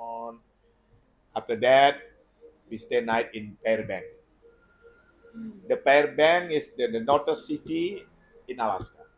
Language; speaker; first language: English; non-native, learner; Indonesian